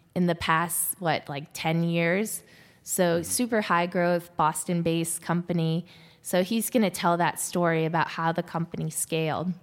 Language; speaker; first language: English; native; English